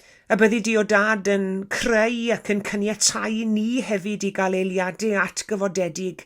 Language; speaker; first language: Welsh; native; Welsh